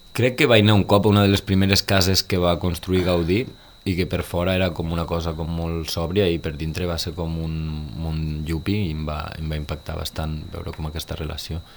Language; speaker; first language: Catalan; native; Catalan